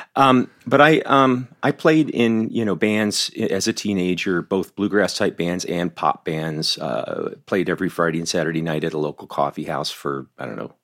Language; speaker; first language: English; native; English